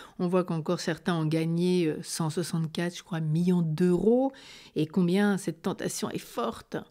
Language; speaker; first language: French; native; French